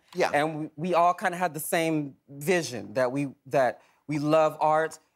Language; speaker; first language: English; native; English